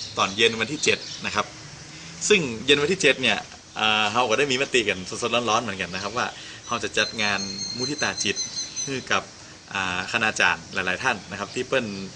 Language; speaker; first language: Thai; native; Thai